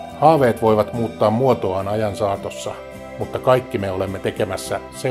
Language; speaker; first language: Finnish; native; Finnish